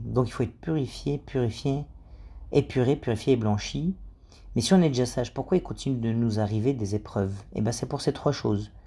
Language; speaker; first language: French; native; French